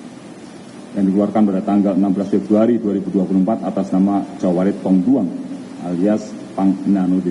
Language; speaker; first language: Indonesian; native; Indonesian